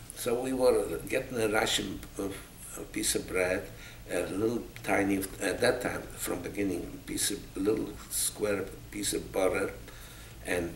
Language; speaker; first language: English; non-native, fluent; Polish